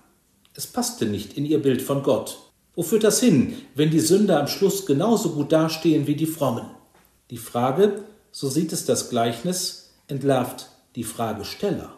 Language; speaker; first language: German; native; German